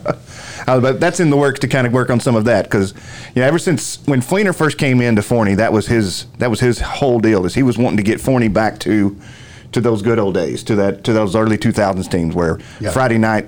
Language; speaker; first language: English; native; English